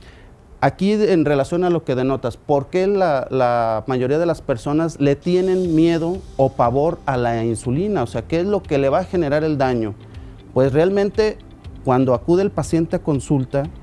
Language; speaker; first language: Spanish; native; Spanish